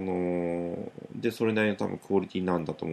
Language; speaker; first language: Japanese; native; Japanese